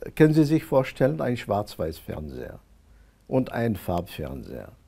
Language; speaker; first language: German; non-native, fluent; Arabic